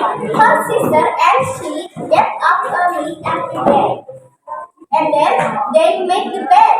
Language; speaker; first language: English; non-native, fluent; Indonesian